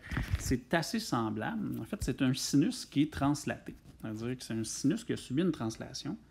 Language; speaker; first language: French; native; French